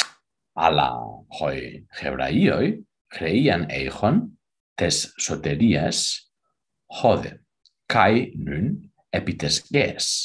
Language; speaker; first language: Greek; non-native, fluent; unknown